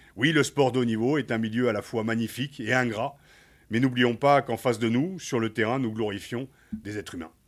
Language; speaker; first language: French; native; French